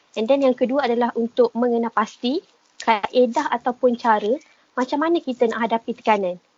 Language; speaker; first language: Malay; native; Malay